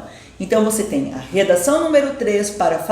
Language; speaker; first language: Portuguese; native; Portuguese